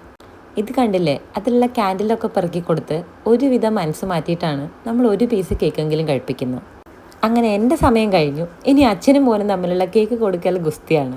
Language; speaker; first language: Malayalam; native; Malayalam